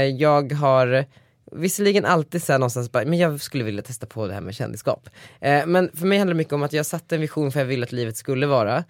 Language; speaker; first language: Swedish; native; Swedish